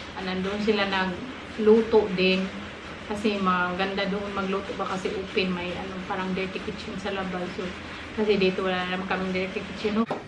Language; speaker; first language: Filipino; non-native, local second language; Cebuano